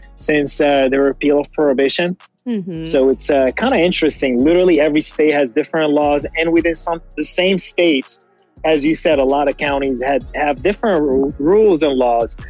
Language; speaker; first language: English; non-native, fluent; French